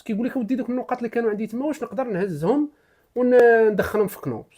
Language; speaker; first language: Arabic; native; Arabic